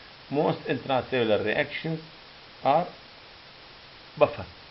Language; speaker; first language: English; non-native, fluent; Arabic